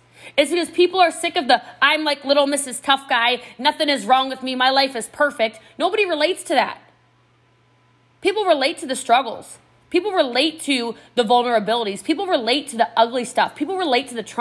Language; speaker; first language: English; native; English